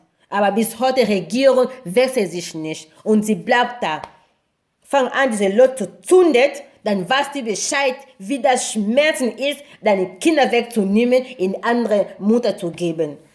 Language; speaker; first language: German; non-native, learner; Lingala